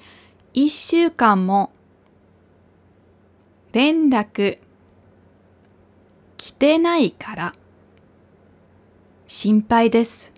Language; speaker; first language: Japanese; non-native, fluent; German